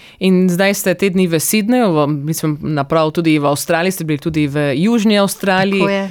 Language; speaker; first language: Slovenian; early bilingual, heritage; Slovenian